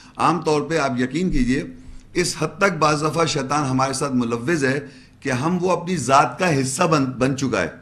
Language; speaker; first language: Urdu; native; Urdu